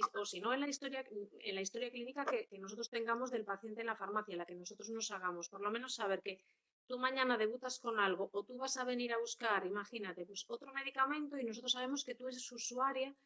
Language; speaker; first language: Spanish; non-native, local second language; Galician